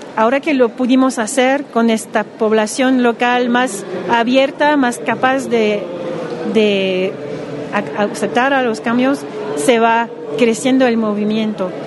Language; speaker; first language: Spanish; non-native, fluent; English